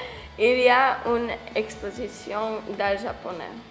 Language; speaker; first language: French; non-native, learner; Croatian